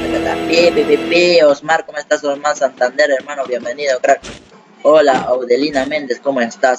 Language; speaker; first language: Spanish; native; Spanish